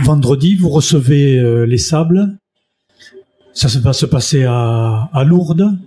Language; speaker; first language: French; native; French